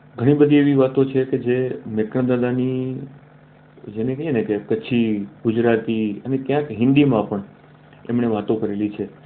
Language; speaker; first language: Gujarati; non-native, local second language; Kachhi